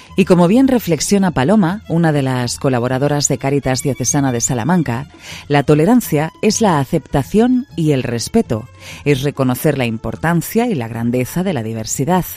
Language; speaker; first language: Spanish; native; Spanish